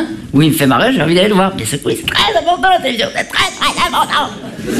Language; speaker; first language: French; native; French